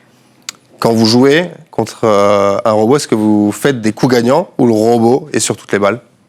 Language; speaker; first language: French; native; French